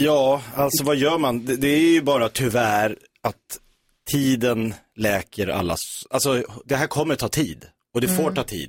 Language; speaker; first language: Swedish; native; Swedish